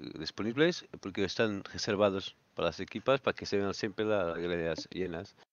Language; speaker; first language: Spanish; native; Spanish